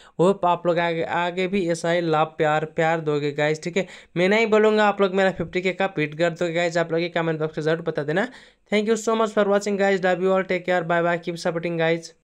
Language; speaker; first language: Hindi; native; Hindi